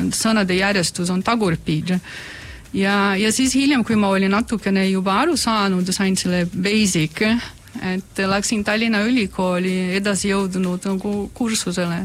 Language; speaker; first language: Estonian; non-native, fluent; Portuguese